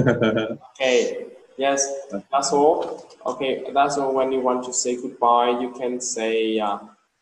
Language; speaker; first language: English; non-native, learner; Vietnamese